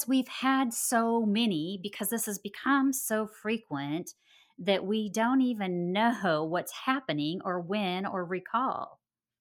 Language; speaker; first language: English; native; English